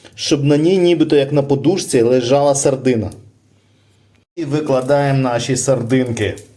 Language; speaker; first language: Ukrainian; native; Ukrainian